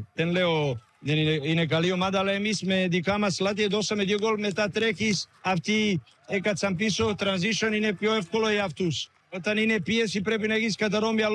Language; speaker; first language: Greek; non-native, learner; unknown